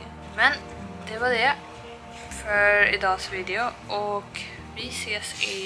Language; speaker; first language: Swedish; early bilingual, heritage; Korean